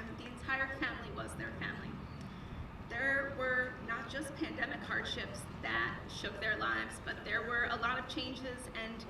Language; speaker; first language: English; native; English